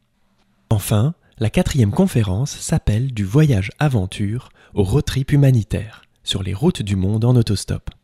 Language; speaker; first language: French; native; French